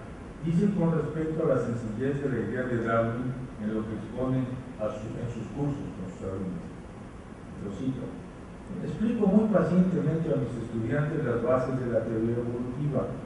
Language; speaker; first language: Spanish; native; Spanish